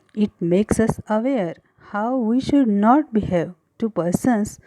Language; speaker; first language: English; non-native, local second language; Marathi